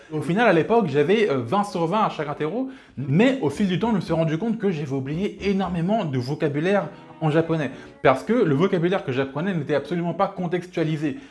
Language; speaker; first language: French; early bilingual, other home language; Lingala